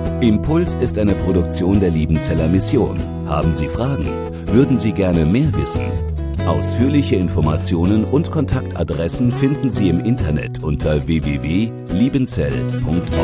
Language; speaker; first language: German; native; German